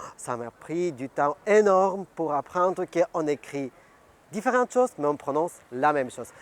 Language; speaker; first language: French; non-native, fluent; Bulgarian